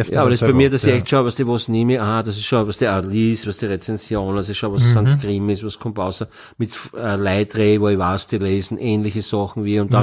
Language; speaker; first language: German; native; German